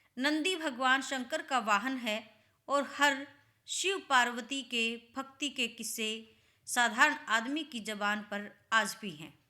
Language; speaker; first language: Hindi; native; Hindi